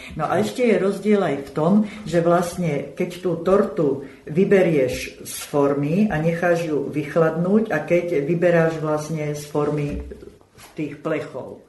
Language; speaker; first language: Slovak; native; Slovak